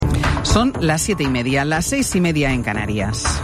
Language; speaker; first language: Spanish; native; Spanish